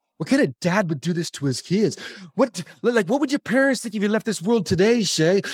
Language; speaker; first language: English; native; English